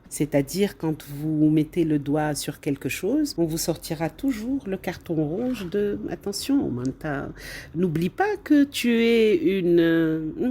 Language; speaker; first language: French; non-native, local second language; Arabic